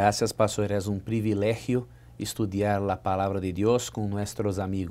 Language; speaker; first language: Spanish; non-native, learner; Portuguese